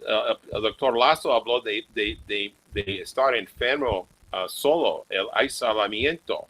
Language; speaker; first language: Spanish; non-native, fluent; English